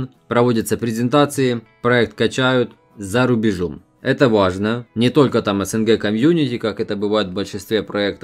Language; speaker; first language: Russian; native; Russian